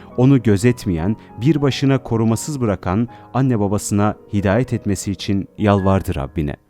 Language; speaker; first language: Turkish; native; Turkish